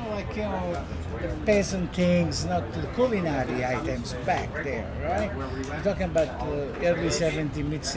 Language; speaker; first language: English; non-native, fluent; Italian